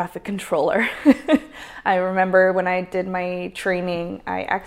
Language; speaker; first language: English; native; English